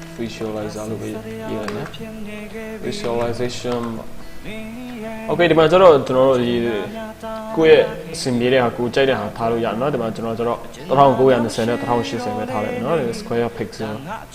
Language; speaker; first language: Burmese; non-native, local second language; Kachin